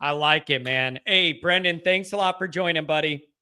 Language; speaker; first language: English; native; English